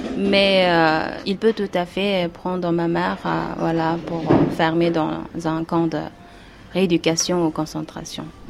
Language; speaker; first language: French; non-native, fluent; Uyghur